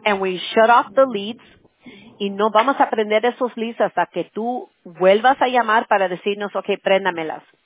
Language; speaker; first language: Spanish; early bilingual, heritage; Spanish